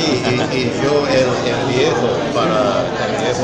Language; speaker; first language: Spanish; non-native, learner; English